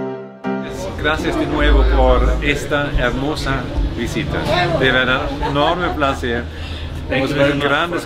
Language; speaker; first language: Spanish; non-native, fluent; German